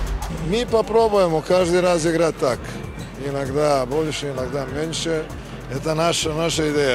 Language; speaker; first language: Russian; non-native, learner; Serbian